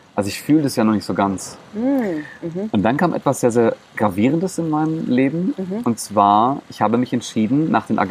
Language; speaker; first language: German; non-native, local second language; Greek